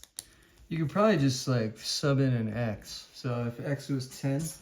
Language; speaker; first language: English; native; English